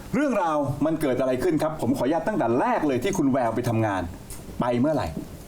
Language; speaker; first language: Thai; native; Thai